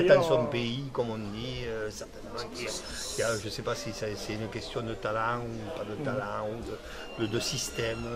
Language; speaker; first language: French; native; French